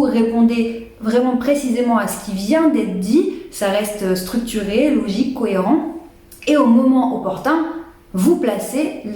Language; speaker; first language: French; native; French